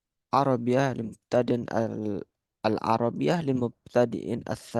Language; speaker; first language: Arabic; non-native, fluent; Indonesian